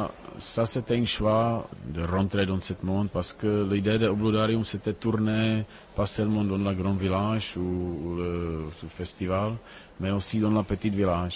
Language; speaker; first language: French; non-native, learner; Czech